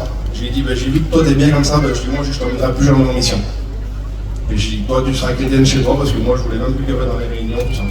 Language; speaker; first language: French; native; French